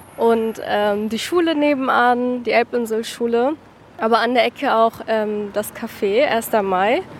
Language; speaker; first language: German; native; German